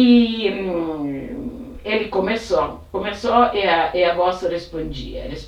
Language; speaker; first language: Portuguese; non-native, fluent; Italian